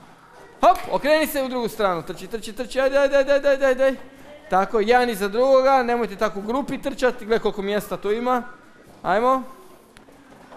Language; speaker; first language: Croatian; native; Croatian